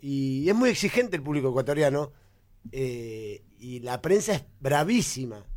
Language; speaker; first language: Spanish; native; Spanish